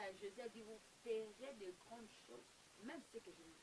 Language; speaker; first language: French; non-native, local second language; Lingala